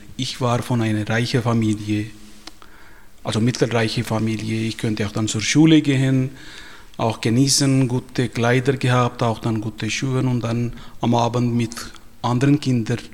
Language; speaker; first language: German; non-native, fluent; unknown